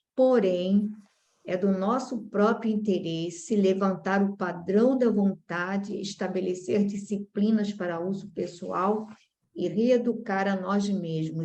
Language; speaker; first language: Portuguese; native; Portuguese